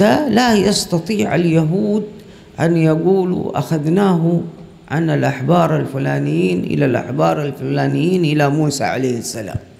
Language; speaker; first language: Arabic; native; Arabic